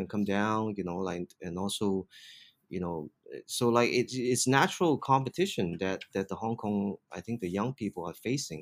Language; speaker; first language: English; non-native, local second language; Cantonese